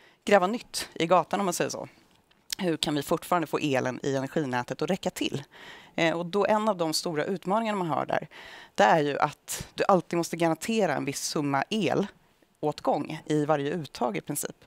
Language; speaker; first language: Swedish; native; Swedish